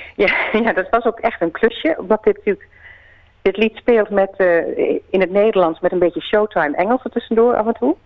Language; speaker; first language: Dutch; native; Dutch